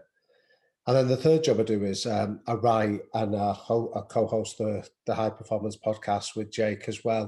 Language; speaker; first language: English; native; English